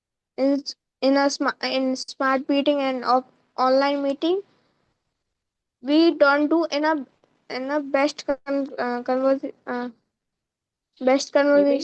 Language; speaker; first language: English; non-native, learner; Hindi